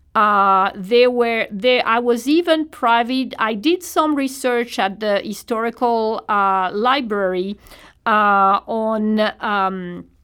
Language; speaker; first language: English; non-native, fluent; French